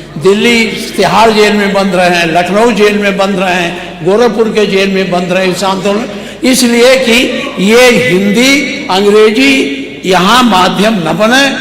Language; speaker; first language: Hindi; native; Hindi